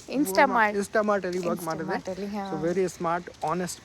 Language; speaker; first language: Kannada; non-native, learner; Hindi